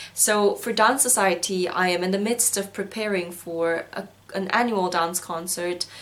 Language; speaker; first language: English; non-native, fluent; Korean